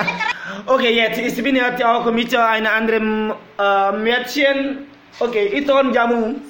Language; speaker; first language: German; non-native, learner; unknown